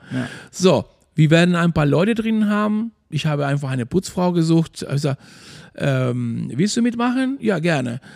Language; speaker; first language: German; non-native, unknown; Spanish